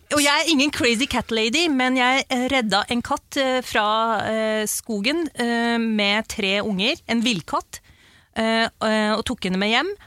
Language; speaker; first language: Norwegian; early bilingual, other home language; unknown